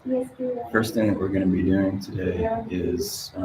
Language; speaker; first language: English; native; English